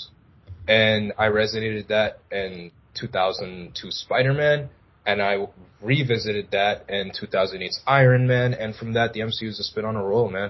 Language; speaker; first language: English; native; English